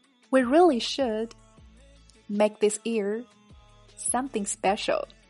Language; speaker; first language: English; non-native, fluent; Chinese